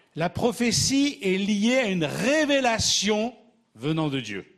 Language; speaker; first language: French; native; French